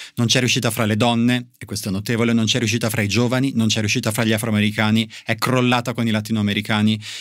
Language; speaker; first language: Italian; native; Italian